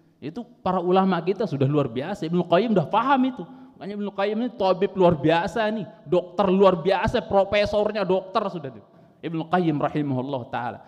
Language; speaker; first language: Indonesian; non-native, local second language; Sundanese